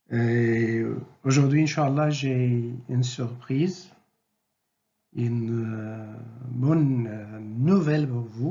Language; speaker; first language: French; non-native, fluent; Arabic